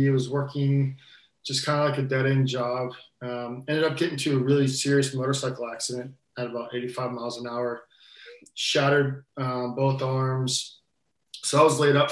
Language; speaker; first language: English; native; English